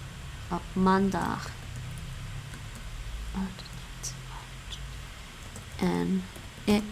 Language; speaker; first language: Dutch; non-native, learner; English